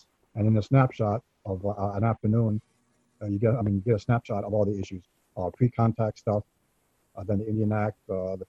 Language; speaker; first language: English; native; English